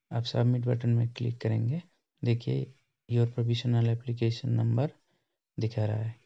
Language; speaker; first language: Hindi; non-native, local second language; Bangla